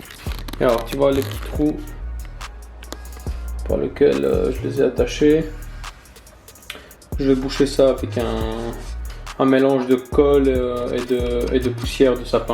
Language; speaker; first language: French; native; French